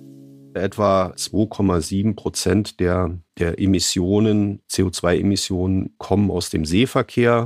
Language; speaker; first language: German; native; German